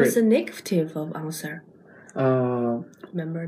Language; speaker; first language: English; non-native, fluent; Chinese